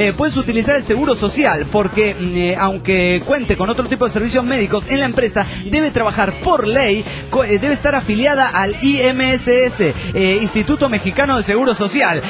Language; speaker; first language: Spanish; native; Spanish